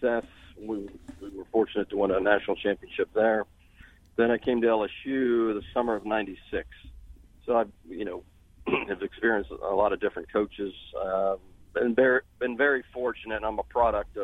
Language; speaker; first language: English; native; English